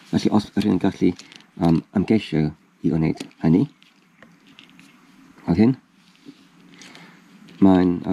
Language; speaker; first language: Welsh; non-native, learner; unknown